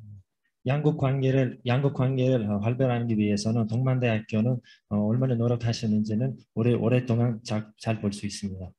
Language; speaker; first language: Korean; non-native, fluent; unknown